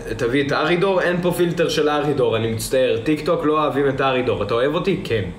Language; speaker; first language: Hebrew; early bilingual, other home language; Russian